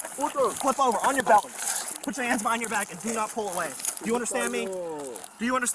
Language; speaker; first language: English; native; English